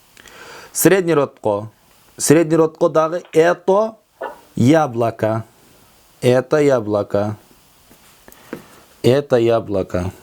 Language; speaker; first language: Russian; non-native, local second language; Kyrgyz